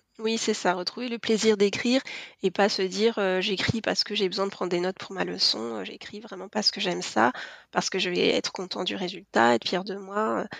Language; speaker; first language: French; native; French